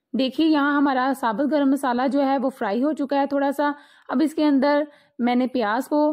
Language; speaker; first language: Hindi; native; Hindi